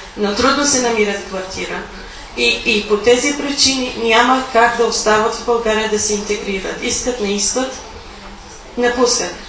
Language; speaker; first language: Bulgarian; non-native, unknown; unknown